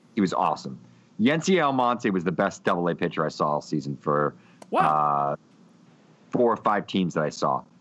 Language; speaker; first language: English; native; English